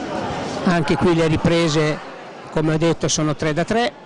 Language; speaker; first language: Italian; native; Italian